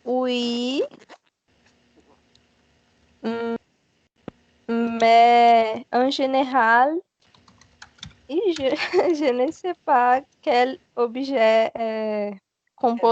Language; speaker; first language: French; non-native, learner; Portuguese